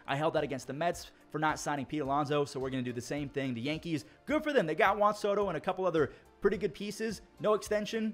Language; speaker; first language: English; native; English